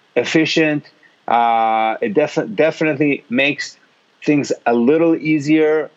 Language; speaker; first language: English; non-native, fluent; Hebrew